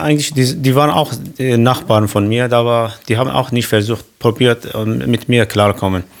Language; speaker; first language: German; non-native, local second language; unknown